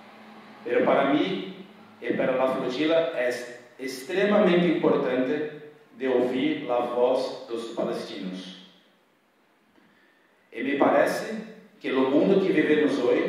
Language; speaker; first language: Spanish; non-native, fluent; Portuguese